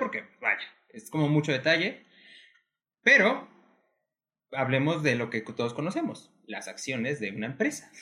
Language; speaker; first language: Spanish; native; Spanish